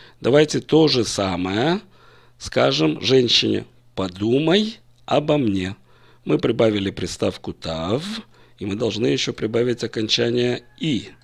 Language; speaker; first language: Russian; native; Russian